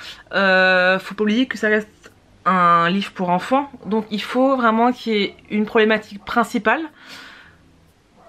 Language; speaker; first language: French; native; French